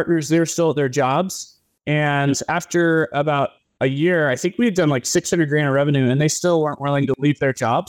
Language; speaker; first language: English; native; English